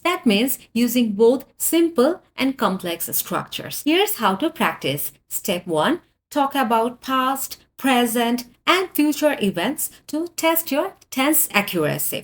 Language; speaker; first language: English; non-native, fluent; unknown